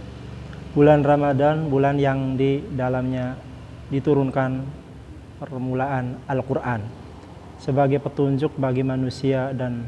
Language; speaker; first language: Indonesian; native; Indonesian